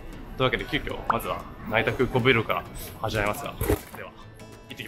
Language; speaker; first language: Japanese; native; Japanese